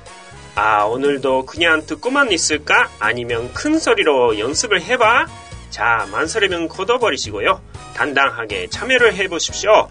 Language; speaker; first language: Korean; non-native, fluent; Japanese